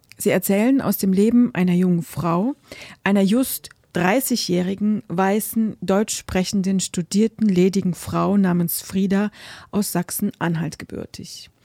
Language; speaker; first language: German; native; German